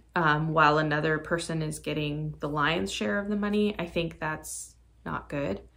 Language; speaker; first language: English; native; English